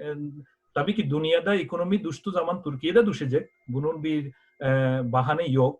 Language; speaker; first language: Turkish; non-native, fluent; Bangla